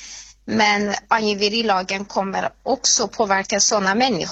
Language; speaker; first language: Swedish; non-native, fluent; Persian